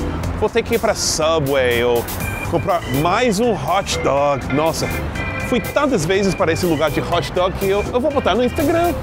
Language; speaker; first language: Portuguese; non-native, fluent; English